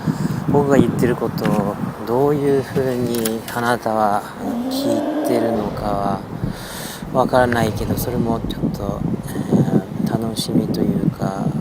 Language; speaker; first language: Japanese; non-native, fluent; French